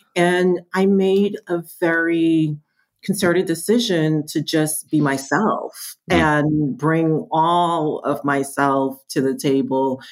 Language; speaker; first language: English; native; English